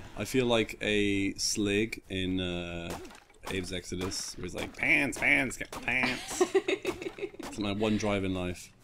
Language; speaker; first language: English; native; English